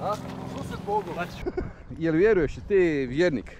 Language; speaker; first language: Croatian; native; Croatian